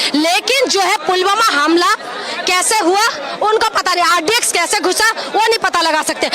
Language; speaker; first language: Hindi; non-native, local second language; Assamese